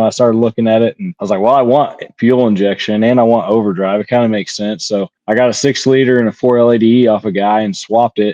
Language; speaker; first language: English; native; English